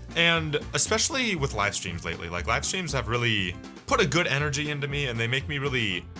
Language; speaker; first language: English; native; English